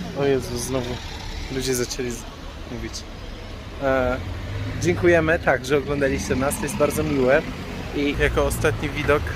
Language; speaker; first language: Polish; non-native, fluent; Persian